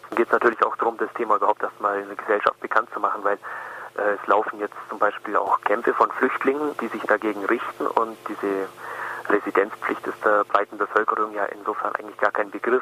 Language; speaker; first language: German; native; German